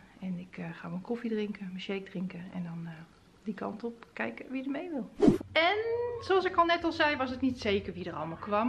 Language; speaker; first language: Dutch; native; Dutch